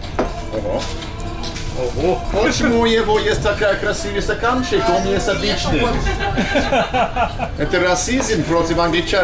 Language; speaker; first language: Russian; non-native, learner; English